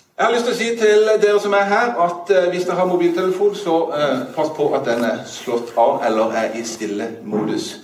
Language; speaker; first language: Norwegian; native; Norwegian